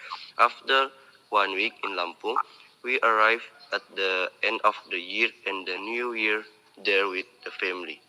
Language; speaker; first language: English; non-native, learner; Indonesian